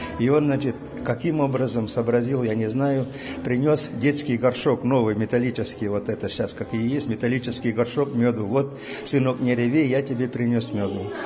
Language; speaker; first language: Russian; native; Russian